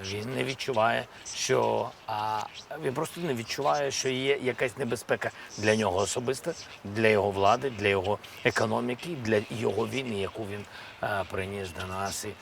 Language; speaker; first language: Ukrainian; non-native, local second language; Russian